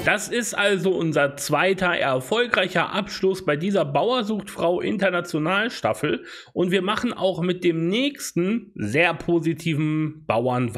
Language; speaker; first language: German; native; German